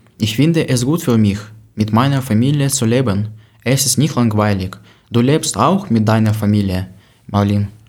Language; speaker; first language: German; non-native, learner; Ukrainian